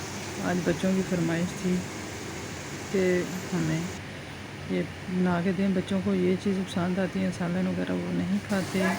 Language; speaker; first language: Hindi; native; Hindi